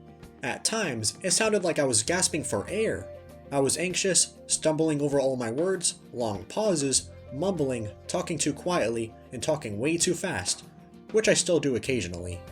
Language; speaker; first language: English; native; English